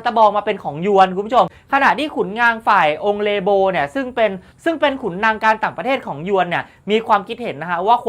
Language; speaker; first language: Thai; native; Thai